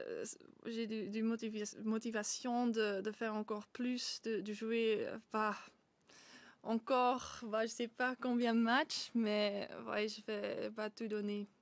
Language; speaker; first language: French; non-native, local second language; Dutch